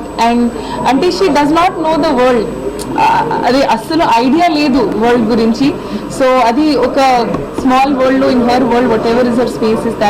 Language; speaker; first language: Telugu; non-native, fluent; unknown